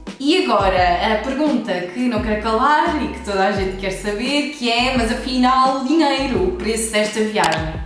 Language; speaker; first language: Portuguese; native; Portuguese